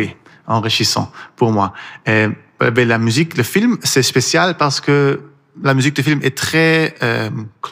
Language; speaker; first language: French; non-native, learner; Persian